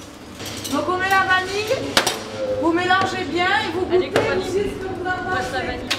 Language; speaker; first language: French; native; French